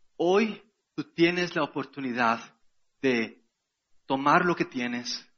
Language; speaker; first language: Spanish; native; Spanish